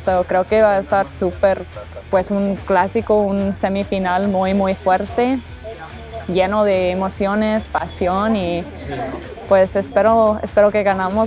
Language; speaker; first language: Spanish; early bilingual, heritage; English